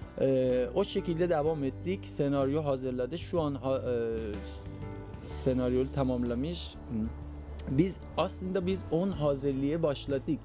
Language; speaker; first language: Turkish; non-native, fluent; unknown